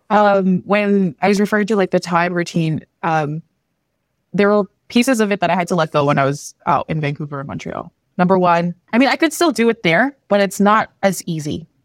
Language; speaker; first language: English; early bilingual, other home language; Filipino